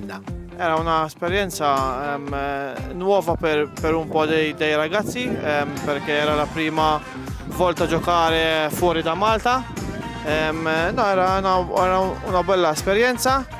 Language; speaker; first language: Italian; non-native, fluent; Maltese